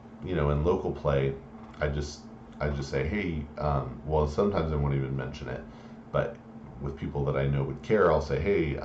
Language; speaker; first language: English; native; English